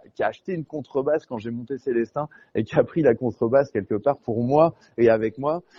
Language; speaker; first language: French; native; French